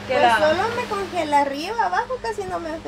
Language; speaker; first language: Spanish; native; Spanish